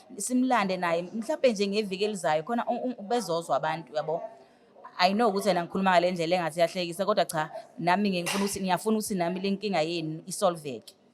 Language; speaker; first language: Zulu; native; Zulu